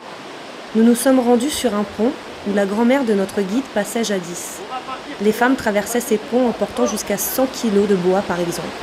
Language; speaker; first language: French; native; French